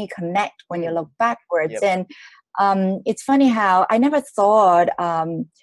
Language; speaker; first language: English; non-native, local second language; Cantonese